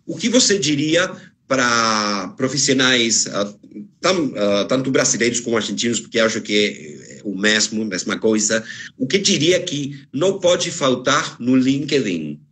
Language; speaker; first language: Portuguese; non-native, fluent; Spanish